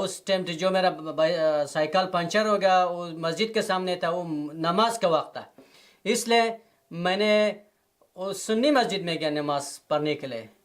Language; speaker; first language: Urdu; non-native, learner; Persian